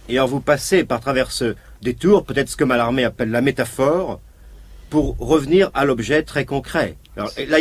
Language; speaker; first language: French; native; French